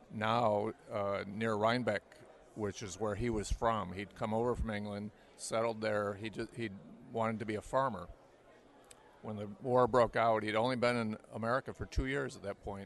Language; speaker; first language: English; native; English